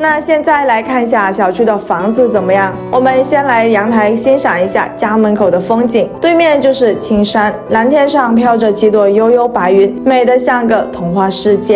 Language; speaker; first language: Chinese; native; Chinese